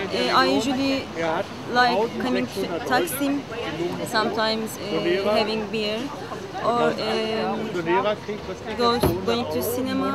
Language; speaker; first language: English; non-native, learner; Turkish